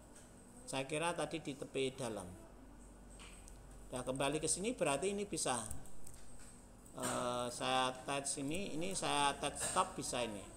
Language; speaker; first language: Indonesian; native; Indonesian